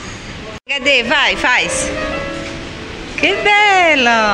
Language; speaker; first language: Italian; non-native, learner; Portuguese